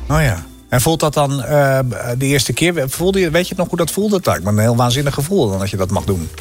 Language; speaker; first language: Dutch; native; Dutch